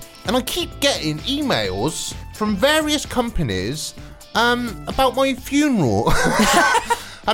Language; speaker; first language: English; native; English